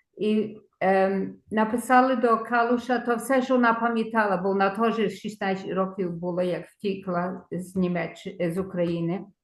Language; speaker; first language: Ukrainian; early bilingual, heritage; Ukrainian